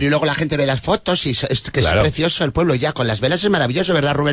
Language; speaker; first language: Spanish; native; Spanish